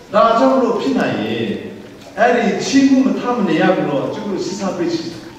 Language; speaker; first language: Burmese; non-native, local second language; Hakha Chin